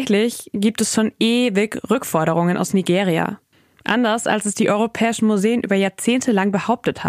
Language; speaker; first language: German; native; German